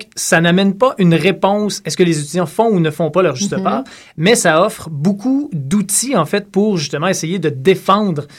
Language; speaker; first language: French; native; French